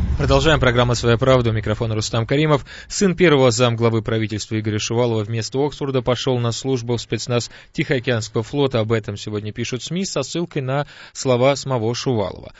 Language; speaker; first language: Russian; native; Russian